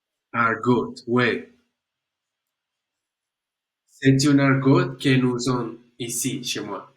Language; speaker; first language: French; non-native, learner; Spanish